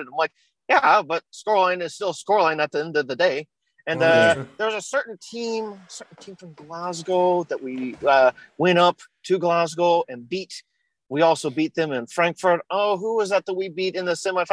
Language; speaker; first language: English; native; English